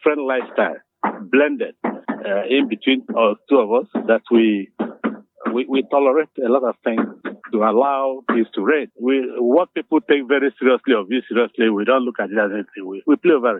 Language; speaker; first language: English; non-native, local second language; Igbo